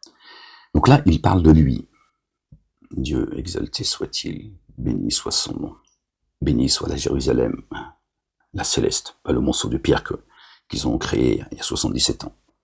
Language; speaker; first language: French; native; French